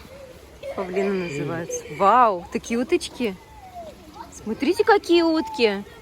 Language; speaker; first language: Russian; native; Russian